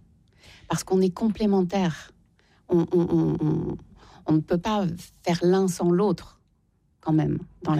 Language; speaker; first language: French; native; French